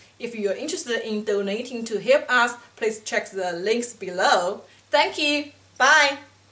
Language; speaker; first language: English; non-native, fluent; Chinese